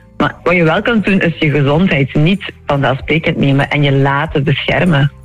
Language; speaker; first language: Dutch; early bilingual, other home language; Turkish